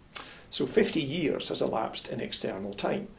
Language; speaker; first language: English; native; English